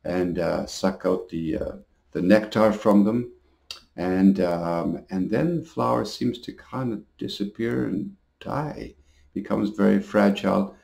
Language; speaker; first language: English; native; English